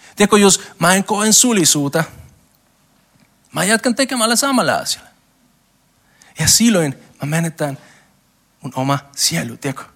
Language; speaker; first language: Finnish; non-native, learner; Spanish